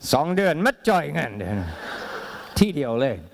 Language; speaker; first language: Thai; non-native, fluent; English